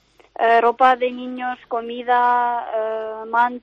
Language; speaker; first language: Spanish; non-native, fluent; Ukrainian